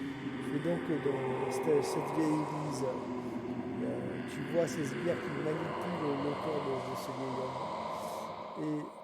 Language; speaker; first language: French; native; French